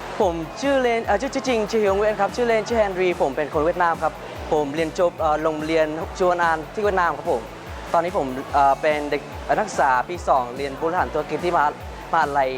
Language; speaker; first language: Thai; non-native, fluent; Vietnamese